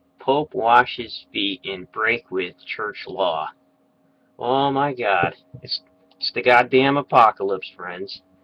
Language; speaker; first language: English; native; English